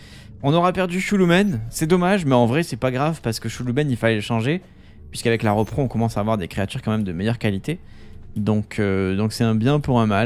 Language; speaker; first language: French; native; French